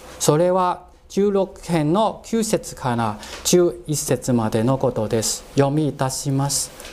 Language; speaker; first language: Japanese; non-native, fluent; Cantonese